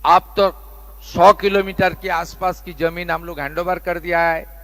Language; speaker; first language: Hindi; non-native, local second language; Bangla